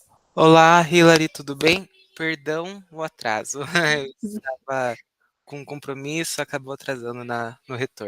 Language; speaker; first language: Portuguese; native; Portuguese